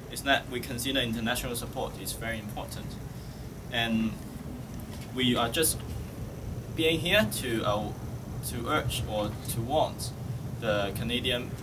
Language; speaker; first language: English; non-native, local second language; Cantonese